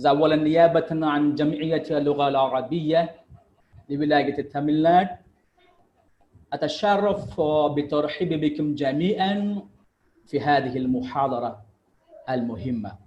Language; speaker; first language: Arabic; non-native, fluent; Tamil